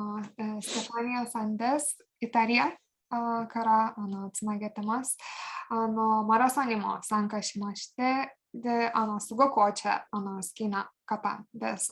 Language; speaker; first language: Japanese; non-native, fluent; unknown